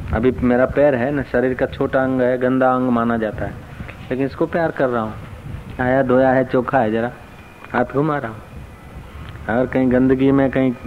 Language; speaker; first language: Hindi; non-native, local second language; Sindhi